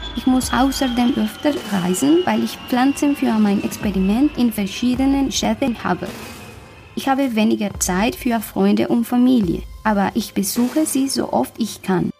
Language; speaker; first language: German; non-native, fluent; Spanish